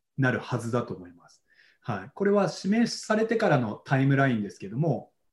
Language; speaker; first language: Japanese; native; Japanese